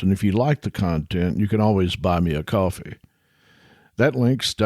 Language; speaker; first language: English; native; English